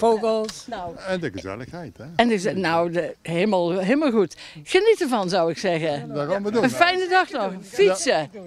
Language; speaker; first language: Dutch; native; Dutch